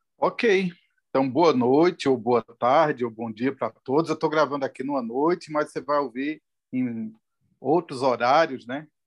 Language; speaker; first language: Portuguese; native; Portuguese